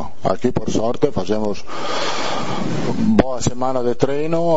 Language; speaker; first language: Portuguese; non-native, fluent; Italian